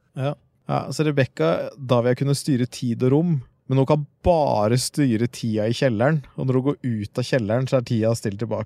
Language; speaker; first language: Norwegian; native; Norwegian